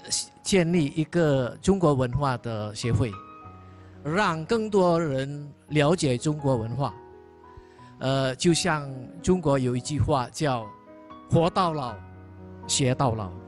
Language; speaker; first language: Chinese; non-native, learner; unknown